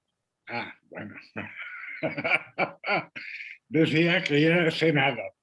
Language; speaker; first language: Spanish; non-native, local second language; Catalan